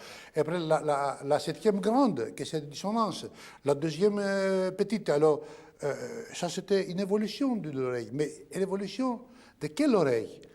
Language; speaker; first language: French; non-native, fluent; Greek